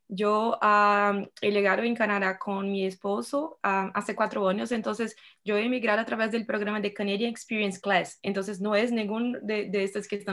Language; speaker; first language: Spanish; non-native, fluent; Portuguese